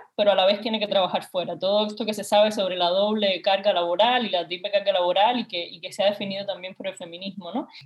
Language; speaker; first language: Spanish; native; Spanish